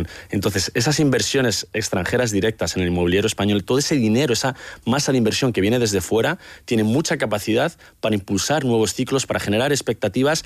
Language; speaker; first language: Spanish; native; Spanish